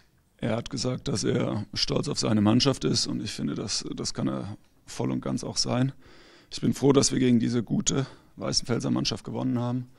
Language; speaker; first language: German; native; German